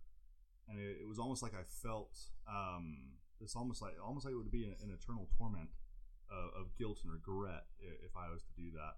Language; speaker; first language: English; native; English